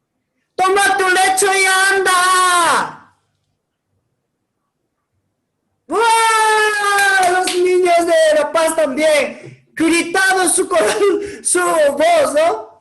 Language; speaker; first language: Spanish; non-native, learner; Korean